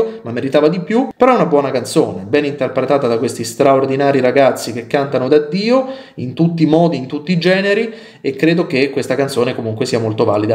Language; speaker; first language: Italian; native; Italian